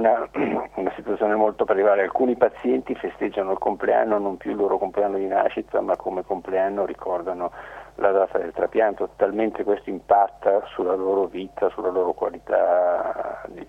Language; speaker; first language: Italian; native; Italian